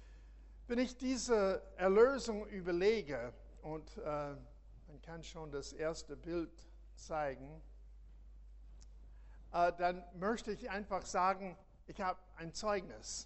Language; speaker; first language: German; non-native, fluent; English